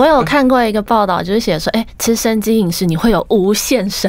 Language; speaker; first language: Chinese; native; Chinese